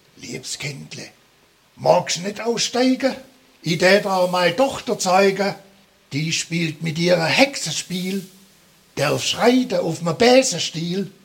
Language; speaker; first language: German; native; German